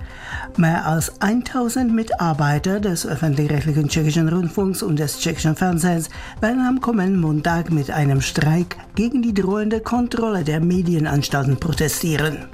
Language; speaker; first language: German; native; German